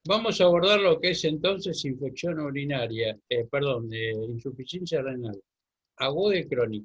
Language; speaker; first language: Spanish; native; Spanish